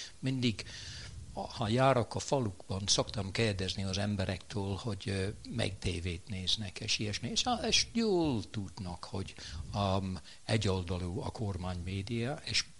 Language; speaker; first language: Hungarian; non-native, fluent; English